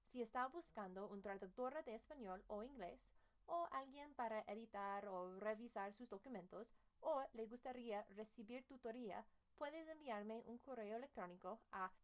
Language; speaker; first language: Spanish; non-native, fluent; English